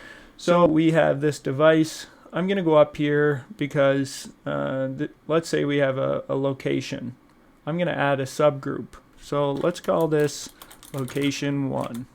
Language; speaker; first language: English; native; English